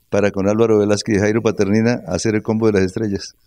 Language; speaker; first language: Spanish; native; Spanish